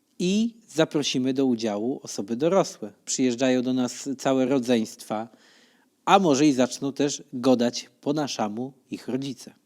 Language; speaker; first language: Polish; native; Polish